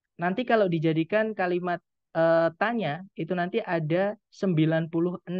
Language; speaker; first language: Indonesian; non-native, local second language; Javanese